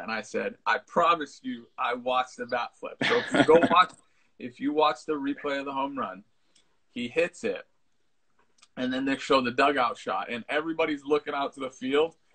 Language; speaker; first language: English; early bilingual, other home language; Italian